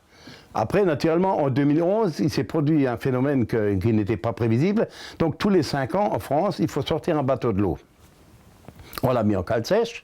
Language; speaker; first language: French; native; French